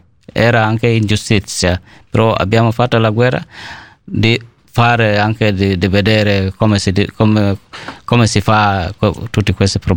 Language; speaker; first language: Italian; non-native, learner; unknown